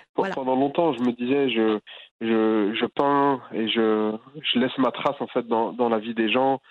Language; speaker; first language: French; native; French